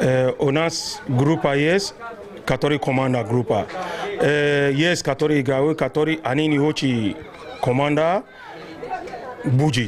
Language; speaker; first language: Russian; non-native, learner; Tajik